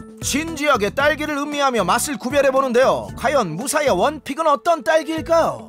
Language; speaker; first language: Korean; native; Korean